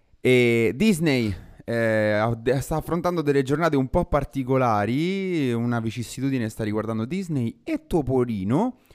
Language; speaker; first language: Italian; native; Italian